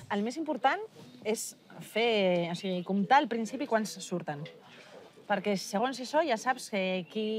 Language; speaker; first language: Catalan; non-native, fluent; Spanish